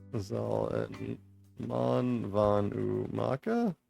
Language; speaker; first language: Dutch; non-native, learner; English